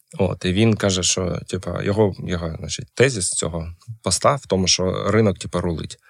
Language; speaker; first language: Ukrainian; non-native, local second language; Russian